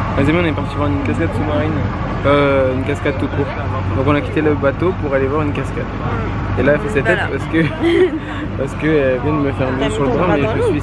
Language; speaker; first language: French; native; French